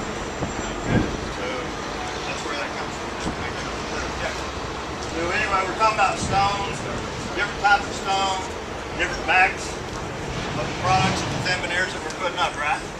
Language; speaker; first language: English; native; English